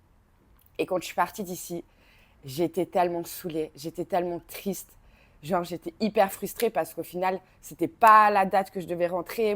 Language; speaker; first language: French; native; French